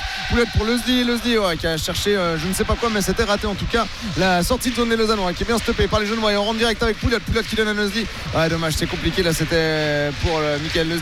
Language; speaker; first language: French; native; French